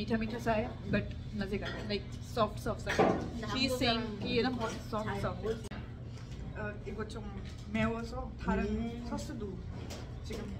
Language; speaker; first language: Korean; non-native, learner; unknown